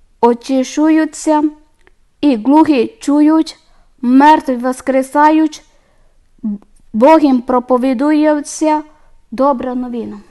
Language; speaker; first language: Ukrainian; non-native, learner; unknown